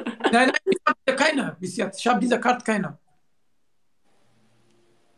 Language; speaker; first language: German; non-native, learner; Turkish